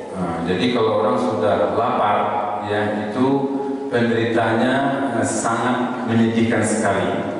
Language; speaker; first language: Malay; non-native, local second language; Minangkabau